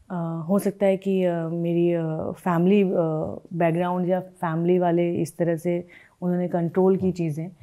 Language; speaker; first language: Hindi; native; Hindi